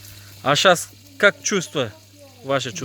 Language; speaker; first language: Russian; non-native, local second language; Kyrgyz